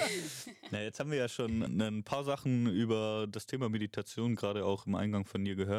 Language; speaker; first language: German; native; German